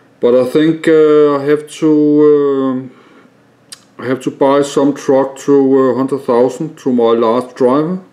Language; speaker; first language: English; non-native, learner; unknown